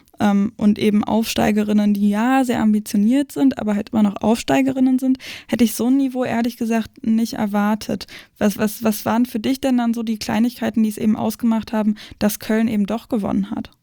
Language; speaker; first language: German; native; German